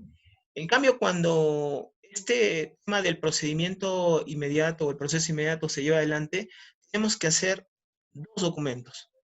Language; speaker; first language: Spanish; native; Spanish